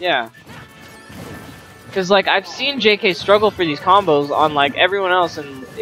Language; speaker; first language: English; native; English